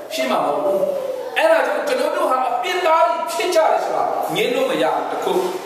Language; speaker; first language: Burmese; non-native, local second language; Tedim Chin